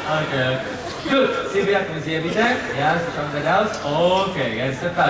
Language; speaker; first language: German; non-native, learner; French